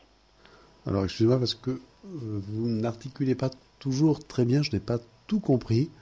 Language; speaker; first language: French; native; French